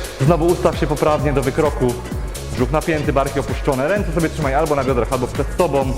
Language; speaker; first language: Polish; native; Polish